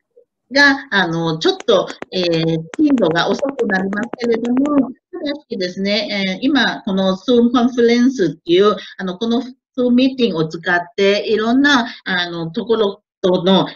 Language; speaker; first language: Japanese; non-native, fluent; Thai